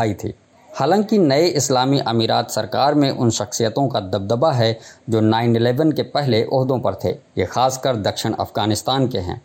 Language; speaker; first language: Hindi; native; Hindi